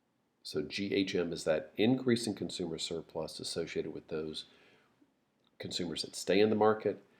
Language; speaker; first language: English; native; English